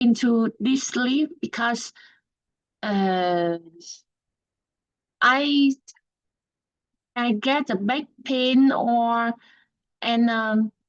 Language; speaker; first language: English; non-native, learner; Vietnamese